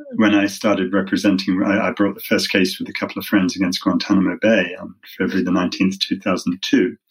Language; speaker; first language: English; native; English